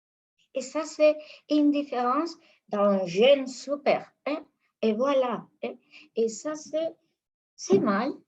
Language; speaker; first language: French; non-native, fluent; Spanish